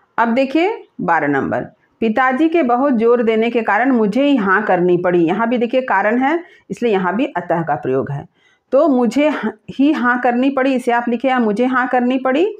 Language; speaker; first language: Hindi; native; Hindi